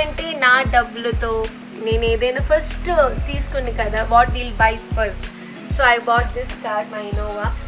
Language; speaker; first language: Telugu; non-native, learner; Malayalam